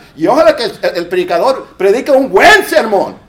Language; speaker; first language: Spanish; early bilingual, heritage; Spanish